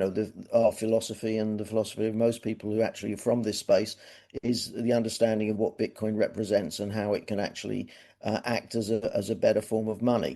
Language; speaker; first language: English; native; English